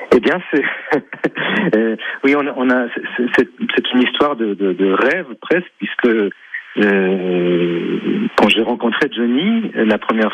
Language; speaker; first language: French; non-native, fluent; Polish